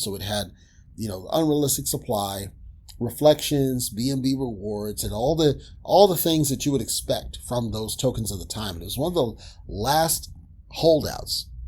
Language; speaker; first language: English; native; English